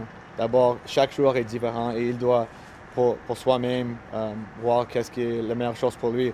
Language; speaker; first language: French; non-native, local second language; English